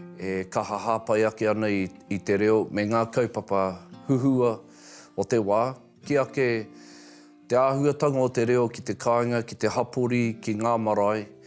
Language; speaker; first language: Māori; non-native, local second language; English